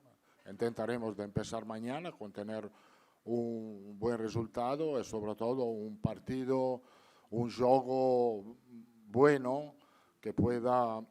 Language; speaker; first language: Spanish; non-native, fluent; Italian